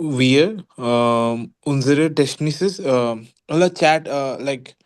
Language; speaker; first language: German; non-native, learner; Hindi